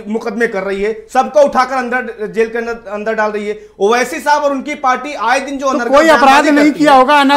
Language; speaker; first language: Hindi; native; Hindi